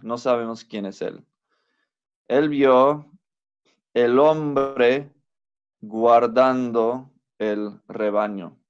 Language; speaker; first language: Spanish; non-native, fluent; English